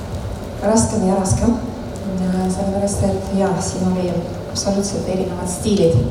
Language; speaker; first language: Estonian; non-native, local second language; Russian